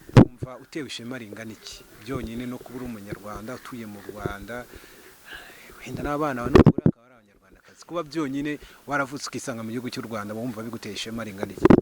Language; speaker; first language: Kinyarwanda; native; Kinyarwanda